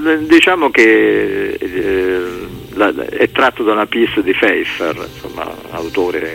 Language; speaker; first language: Italian; native; Italian